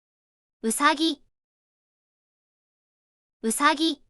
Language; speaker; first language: Japanese; native; Japanese